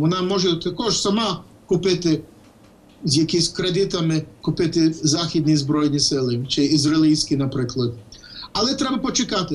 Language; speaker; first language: Ukrainian; early bilingual, heritage; Ukrainian